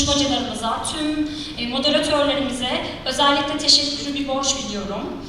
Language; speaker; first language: Turkish; native; Turkish